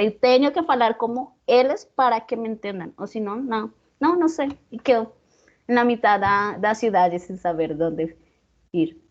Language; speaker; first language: Portuguese; non-native, learner; Spanish